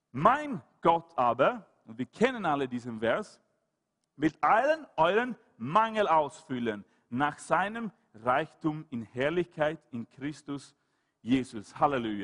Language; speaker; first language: German; non-native, fluent; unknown